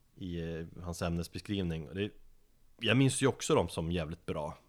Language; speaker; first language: Swedish; native; Swedish